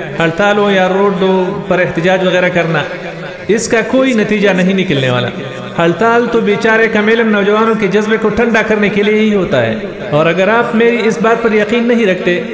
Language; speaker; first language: Urdu; non-native, local second language; Pashto